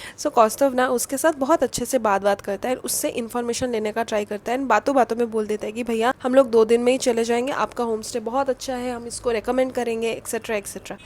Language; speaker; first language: Hindi; non-native, local second language; Bangla